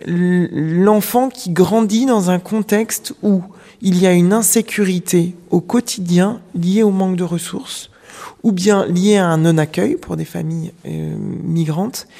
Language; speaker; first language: French; native; French